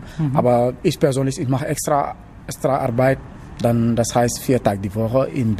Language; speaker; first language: German; non-native, learner; Wolof